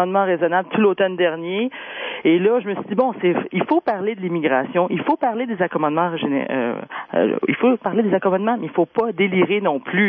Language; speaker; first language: French; native; French